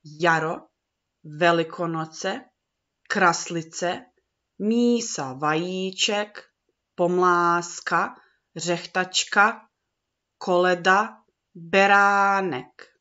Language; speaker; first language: Czech; early bilingual, heritage; Czech